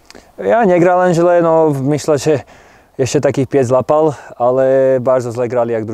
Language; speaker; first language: Polish; non-native, learner; Slovak